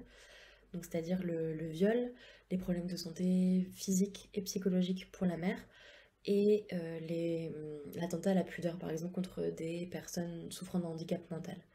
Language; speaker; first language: French; native; French